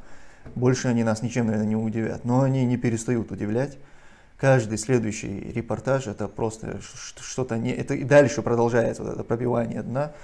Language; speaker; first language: Russian; non-native, local second language; Chechen